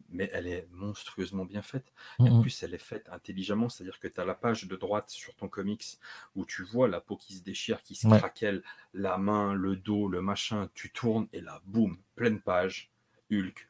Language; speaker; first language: French; native; French